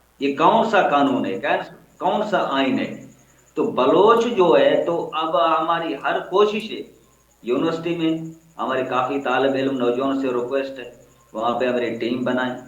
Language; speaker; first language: Urdu; non-native, local second language; Baluchi